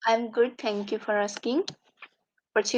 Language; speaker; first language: English; non-native, learner; Urdu